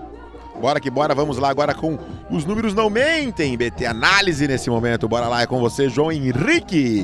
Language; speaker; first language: Portuguese; native; Portuguese